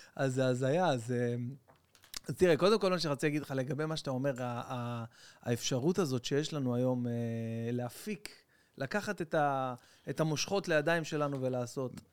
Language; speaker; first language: Hebrew; native; Hebrew